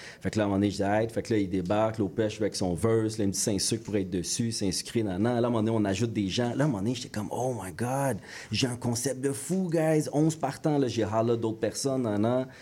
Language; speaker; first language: French; native; French